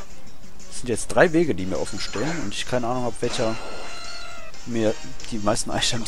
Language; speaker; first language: German; native; German